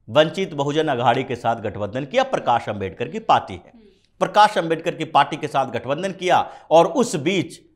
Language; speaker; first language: Hindi; native; Hindi